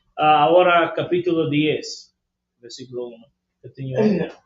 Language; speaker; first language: Spanish; non-native, learner; English